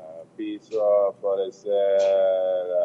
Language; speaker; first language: Portuguese; non-native, learner; English